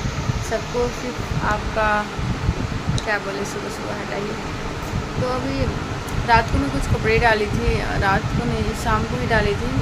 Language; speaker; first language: Hindi; native; Hindi